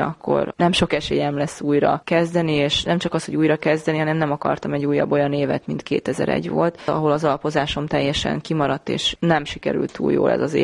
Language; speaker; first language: Hungarian; native; Hungarian